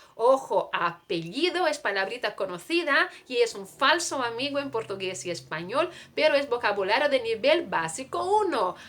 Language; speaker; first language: Spanish; non-native, fluent; Portuguese